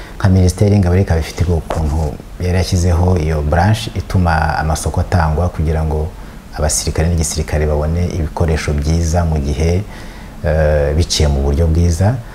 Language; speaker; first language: Kinyarwanda; early bilingual, heritage; Kinyarwanda